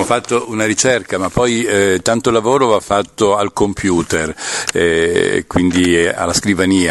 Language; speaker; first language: Italian; native; Italian